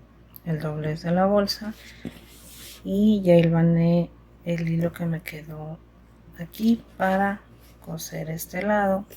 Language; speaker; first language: Spanish; native; Spanish